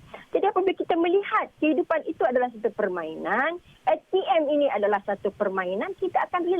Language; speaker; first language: Malay; native; Malay